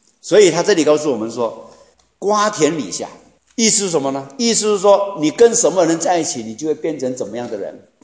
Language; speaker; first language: Chinese; native; Chinese